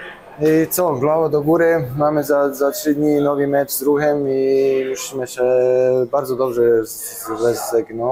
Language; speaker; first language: Polish; non-native, fluent; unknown